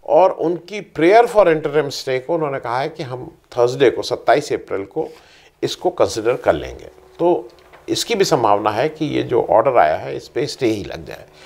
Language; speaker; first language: Hindi; native; Hindi